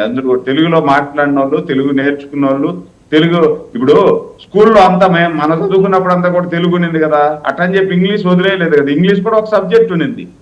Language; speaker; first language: Telugu; native; Telugu